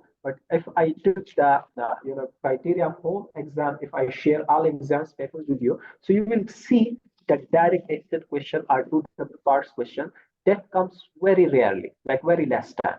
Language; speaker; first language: English; non-native, fluent; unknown